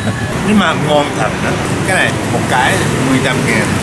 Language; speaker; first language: Vietnamese; non-native, learner; Japanese